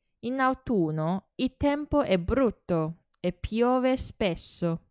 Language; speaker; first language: Italian; non-native, fluent; Chinese